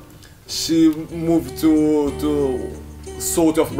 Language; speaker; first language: English; non-native, learner; Portuguese